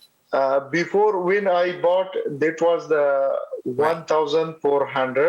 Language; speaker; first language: English; non-native, learner; Pashto